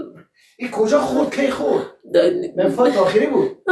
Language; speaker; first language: Persian; native; Persian